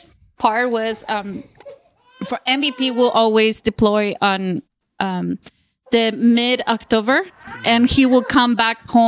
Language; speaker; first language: English; non-native, fluent; Spanish